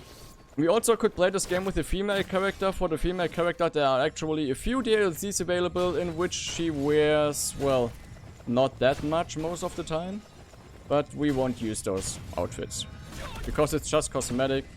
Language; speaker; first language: English; non-native, fluent; German